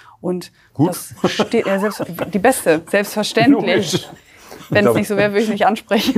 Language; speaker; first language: German; native; German